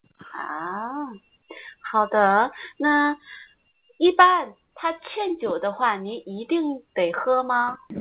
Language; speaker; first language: Chinese; native; Chinese